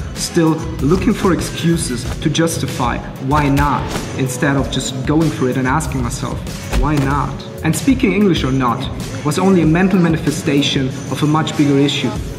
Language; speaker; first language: English; non-native, fluent; German